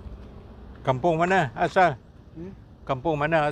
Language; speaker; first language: Malay; native; Malay